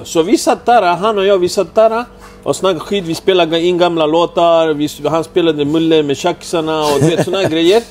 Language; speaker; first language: Swedish; early bilingual, other home language; Spanish